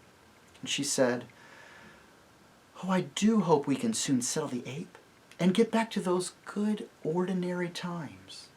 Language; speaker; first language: English; native; English